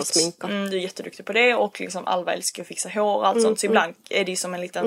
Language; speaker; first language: Swedish; early bilingual, other home language; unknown